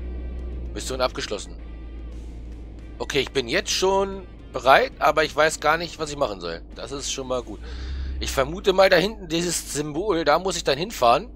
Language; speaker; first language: German; native; German